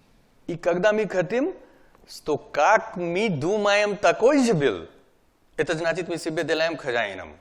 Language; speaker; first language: Russian; non-native, learner; Hindi